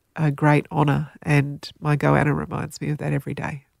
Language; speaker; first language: English; non-native, local second language; Slovenian